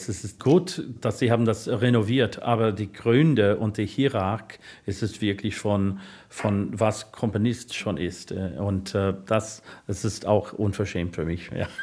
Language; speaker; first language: German; non-native, fluent; English